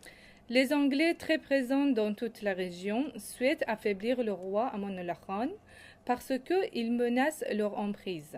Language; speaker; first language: French; non-native, fluent; Persian